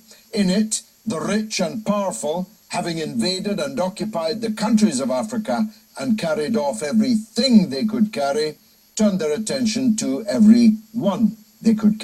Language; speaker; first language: English; native; English